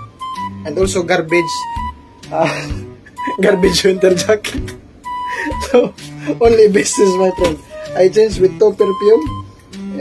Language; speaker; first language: English; non-native, learner; Filipino